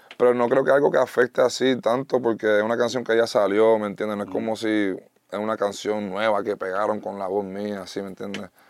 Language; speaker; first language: Spanish; early bilingual, other home language; English